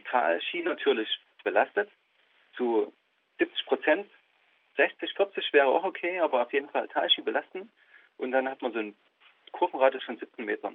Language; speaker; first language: German; native; German